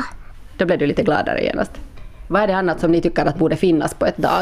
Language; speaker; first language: Swedish; native; Swedish